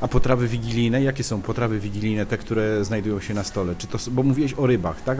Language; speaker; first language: Polish; native; Polish